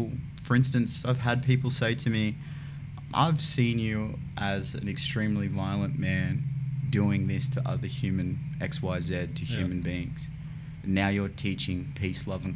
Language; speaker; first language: English; native; English